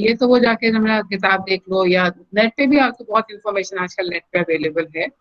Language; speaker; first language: Hindi; native; Hindi